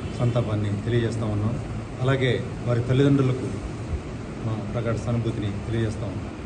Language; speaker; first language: Telugu; native; Telugu